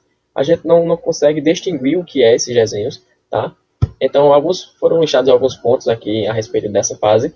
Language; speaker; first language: Portuguese; native; Portuguese